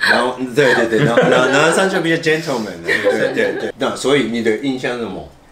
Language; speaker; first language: Chinese; non-native, fluent; Japanese